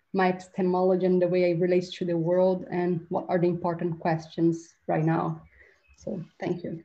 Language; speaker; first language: English; non-native, fluent; Portuguese